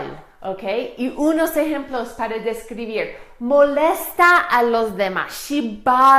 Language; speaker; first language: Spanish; non-native, fluent; English